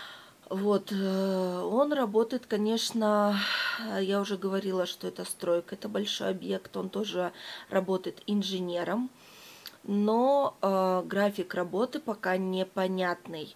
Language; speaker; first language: Russian; native; Russian